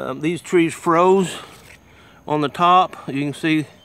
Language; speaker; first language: English; native; English